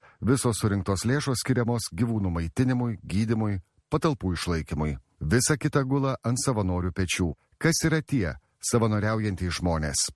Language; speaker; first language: Lithuanian; native; Lithuanian